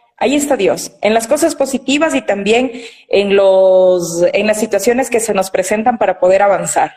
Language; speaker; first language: Spanish; native; Spanish